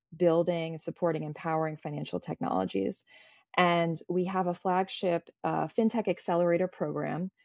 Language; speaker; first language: English; early bilingual, other home language; Croatian